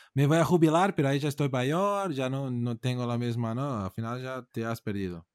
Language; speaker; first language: Spanish; non-native, fluent; Portuguese